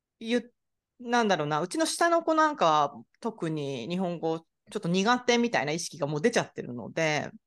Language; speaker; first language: Japanese; native; Japanese